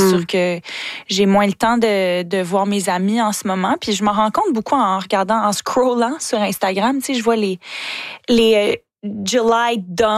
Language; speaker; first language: French; native; French